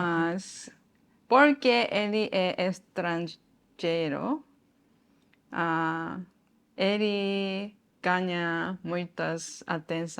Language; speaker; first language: Portuguese; non-native, learner; Japanese